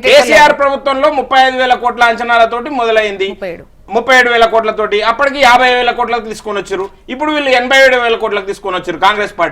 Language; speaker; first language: Telugu; native; Telugu